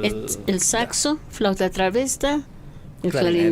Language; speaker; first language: Spanish; native; Spanish